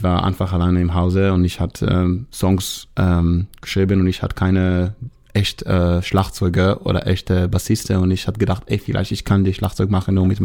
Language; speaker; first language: German; non-native, learner; Hebrew